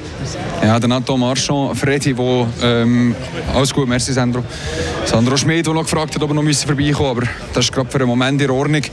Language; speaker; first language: German; native; German